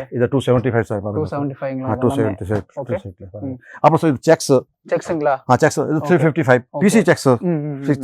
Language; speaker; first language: Tamil; non-native, local second language; Kannada